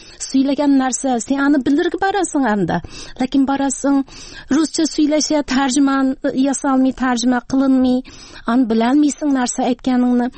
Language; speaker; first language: Tatar; early bilingual, heritage; Tatar